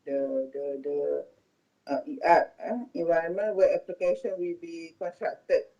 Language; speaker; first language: English; non-native, local second language; Malay